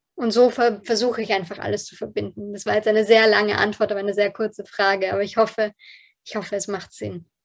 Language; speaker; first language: German; early bilingual, other home language; Polish